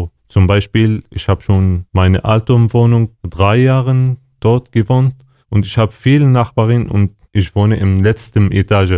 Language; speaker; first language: German; non-native, learner; Arabic